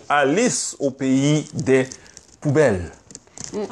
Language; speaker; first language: French; native; French